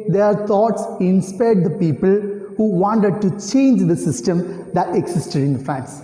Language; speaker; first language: English; non-native, local second language; Malayalam